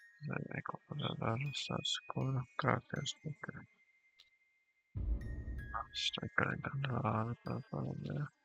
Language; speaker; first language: Spanish; non-native, learner; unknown